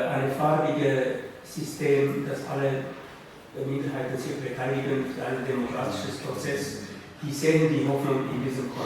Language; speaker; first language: German; non-native, fluent; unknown